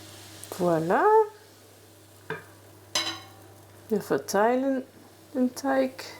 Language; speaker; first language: German; non-native, fluent; French